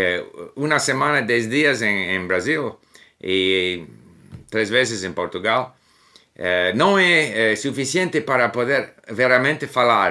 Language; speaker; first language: Spanish; non-native, fluent; English